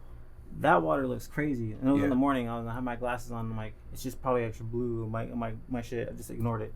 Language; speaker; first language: English; native; English